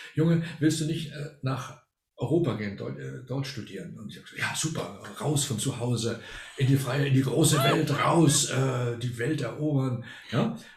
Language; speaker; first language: German; non-native, fluent; Spanish